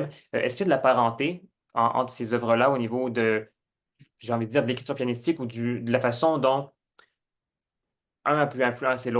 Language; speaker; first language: French; native; French